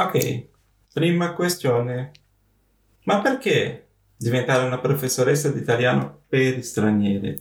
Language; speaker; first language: Italian; non-native, fluent; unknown